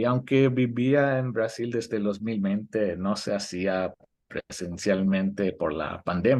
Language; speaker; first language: Spanish; early bilingual, heritage; Spanish